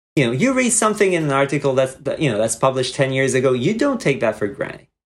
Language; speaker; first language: English; non-native, fluent; Croatian